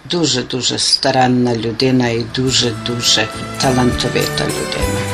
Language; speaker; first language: Ukrainian; early bilingual, heritage; Ukrainian